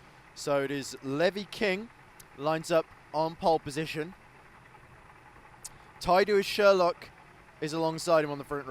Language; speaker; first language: English; native; English